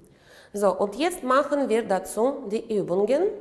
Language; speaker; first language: German; non-native, fluent; Uzbek